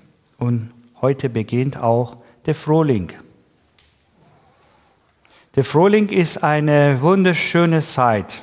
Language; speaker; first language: German; non-native, learner; Persian